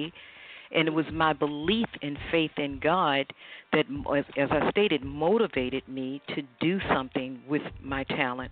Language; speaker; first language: English; native; English